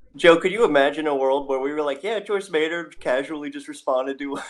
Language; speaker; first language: English; native; English